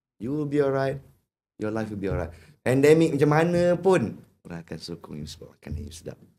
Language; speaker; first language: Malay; native; Malay